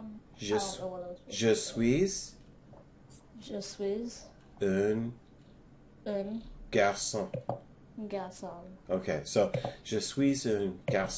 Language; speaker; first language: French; non-native, learner; English